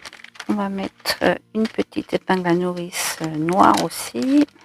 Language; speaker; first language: French; native; French